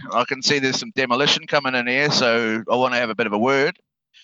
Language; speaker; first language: English; native; English